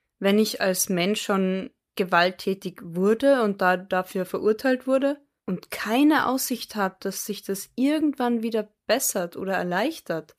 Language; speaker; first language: German; native; German